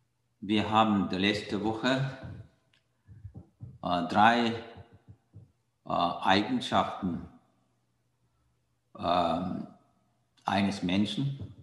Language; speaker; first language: German; non-native, fluent; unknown